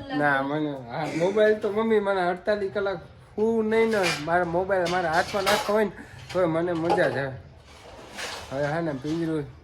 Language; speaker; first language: Gujarati; native; Gujarati